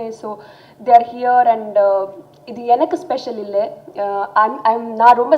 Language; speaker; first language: Tamil; non-native, learner; Telugu